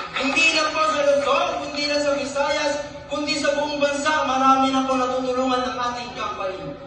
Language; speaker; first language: Filipino; non-native, local second language; Iloko